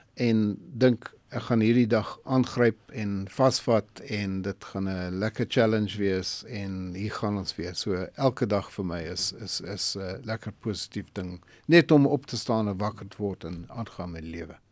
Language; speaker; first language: Afrikaans; non-native, local second language; English